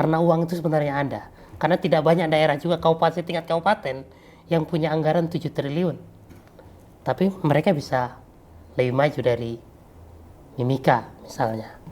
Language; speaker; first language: Malay; native; Malay